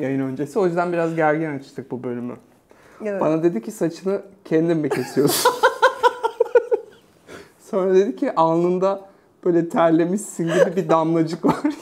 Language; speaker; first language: Turkish; native; Turkish